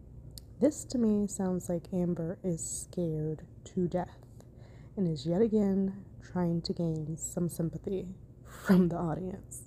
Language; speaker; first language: English; native; English